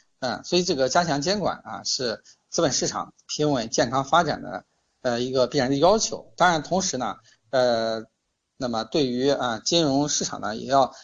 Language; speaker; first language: Chinese; native; Chinese